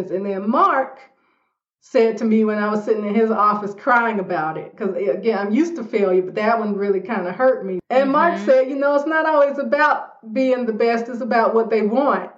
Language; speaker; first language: English; native; English